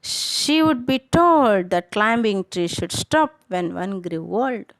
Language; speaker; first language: English; non-native, local second language; Kannada